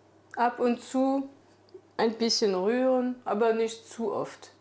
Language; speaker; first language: German; non-native, fluent; French